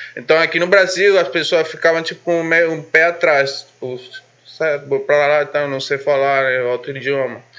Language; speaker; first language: Portuguese; non-native, fluent; Spanish